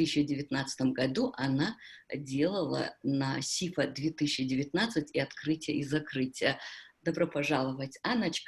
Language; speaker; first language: Russian; native; Russian